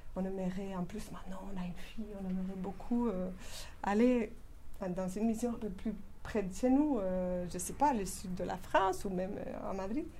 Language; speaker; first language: French; non-native, fluent; Spanish